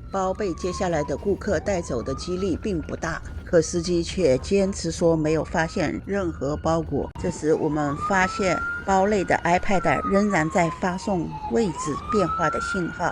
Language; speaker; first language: Chinese; native; Chinese